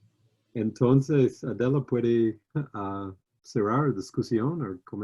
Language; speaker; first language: Spanish; non-native, learner; English